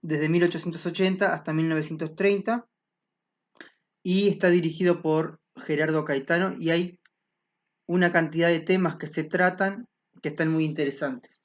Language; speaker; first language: Spanish; native; Spanish